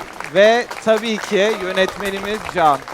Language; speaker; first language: Turkish; native; Turkish